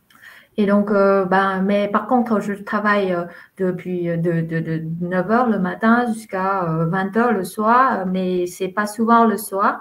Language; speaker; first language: French; non-native, fluent; Vietnamese